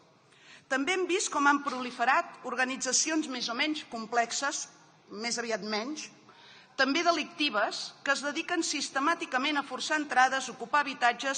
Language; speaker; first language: Catalan; native; Catalan